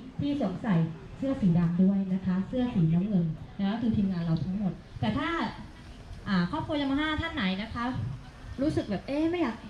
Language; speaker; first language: Thai; native; Thai